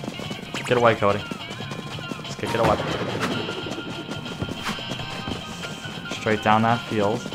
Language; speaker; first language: English; native; English